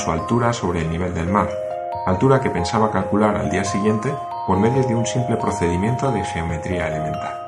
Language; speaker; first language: Spanish; native; Spanish